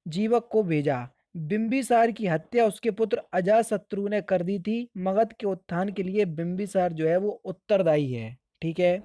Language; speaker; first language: Hindi; native; Hindi